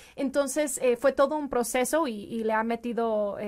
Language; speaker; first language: Spanish; non-native, fluent; English